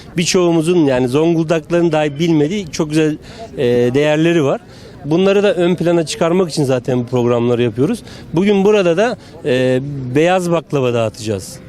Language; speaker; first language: Turkish; native; Turkish